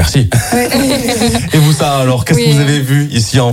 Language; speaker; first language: French; native; French